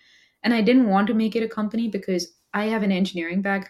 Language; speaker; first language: English; non-native, local second language; Hindi